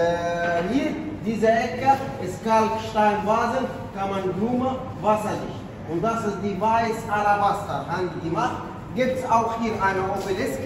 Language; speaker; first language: German; non-native, learner; Arabic